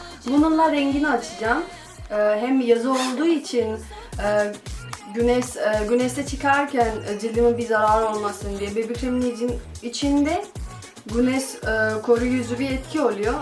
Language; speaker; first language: Turkish; non-native, fluent; Nepali